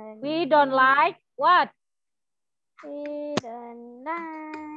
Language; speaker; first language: English; non-native, learner; Indonesian